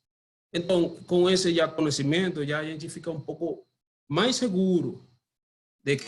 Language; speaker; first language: Portuguese; non-native, learner; Spanish